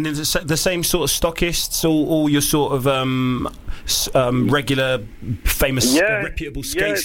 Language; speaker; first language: English; native; English